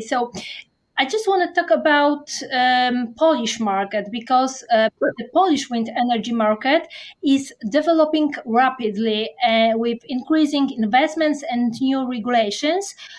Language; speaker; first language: English; non-native, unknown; Polish